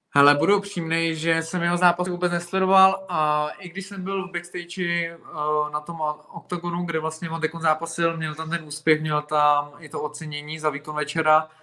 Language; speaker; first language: Czech; native; Czech